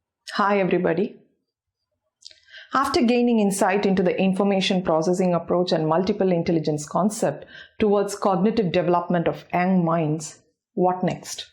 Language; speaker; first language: English; non-native, local second language; Tamil